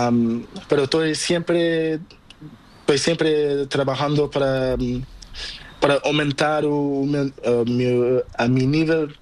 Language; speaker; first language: Spanish; non-native, learner; Portuguese